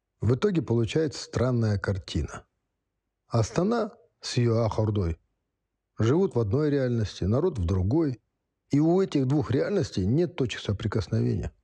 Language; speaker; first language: Russian; non-native, local second language; Kazakh